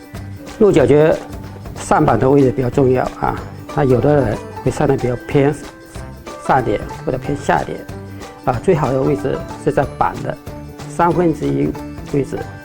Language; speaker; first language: Chinese; native; Chinese